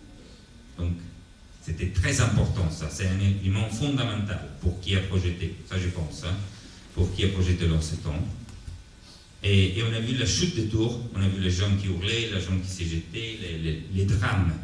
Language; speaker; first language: French; non-native, fluent; Italian